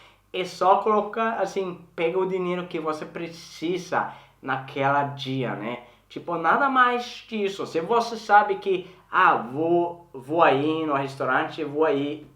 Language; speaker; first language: Portuguese; non-native, learner; Swedish